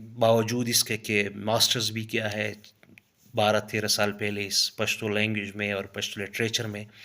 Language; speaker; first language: Urdu; non-native, local second language; Pashto